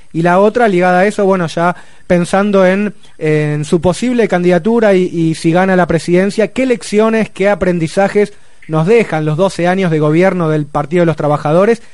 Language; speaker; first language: Spanish; native; Spanish